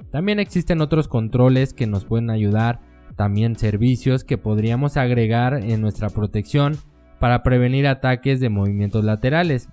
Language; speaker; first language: Spanish; native; Spanish